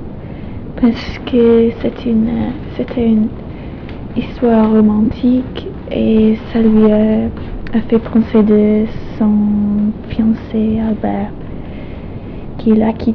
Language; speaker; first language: French; non-native, fluent; English